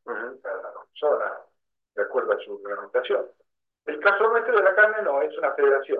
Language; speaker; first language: Spanish; native; Spanish